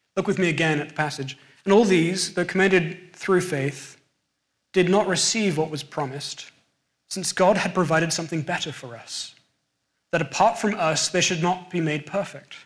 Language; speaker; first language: English; native; English